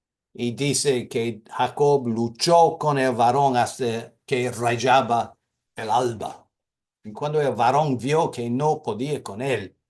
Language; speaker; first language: Spanish; non-native, fluent; English